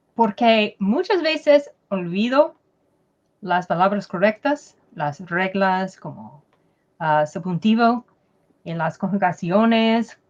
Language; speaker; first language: Spanish; non-native, learner; English